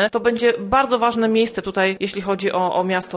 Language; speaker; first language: Polish; native; Polish